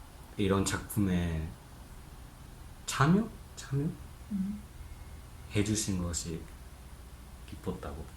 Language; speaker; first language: Korean; non-native, fluent; Japanese